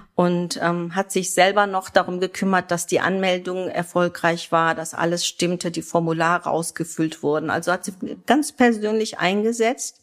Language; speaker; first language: German; early bilingual, other home language; Kurdish